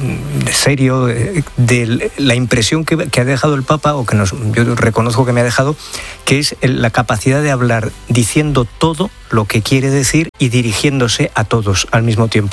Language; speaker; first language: Spanish; native; Spanish